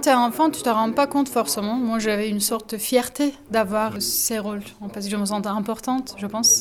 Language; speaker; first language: French; non-native, fluent; Turkish